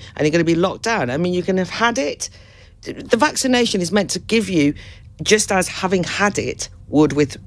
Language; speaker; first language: English; native; English